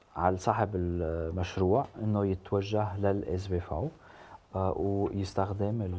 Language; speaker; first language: Arabic; early bilingual, heritage; German